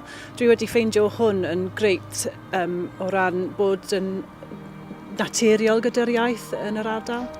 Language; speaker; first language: Welsh; non-native, fluent; English